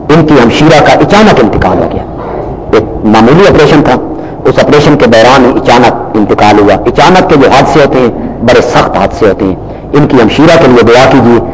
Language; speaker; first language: Urdu; non-native, local second language; Punjabi